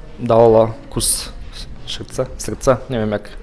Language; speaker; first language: Polish; non-native, learner; Slovak